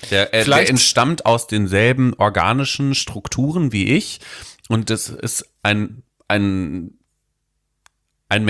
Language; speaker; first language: German; native; German